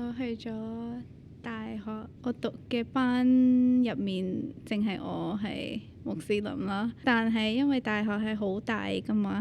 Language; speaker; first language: Cantonese; early bilingual, other home language; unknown